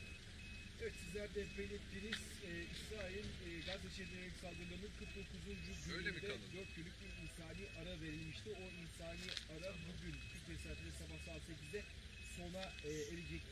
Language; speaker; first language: Turkish; native; Turkish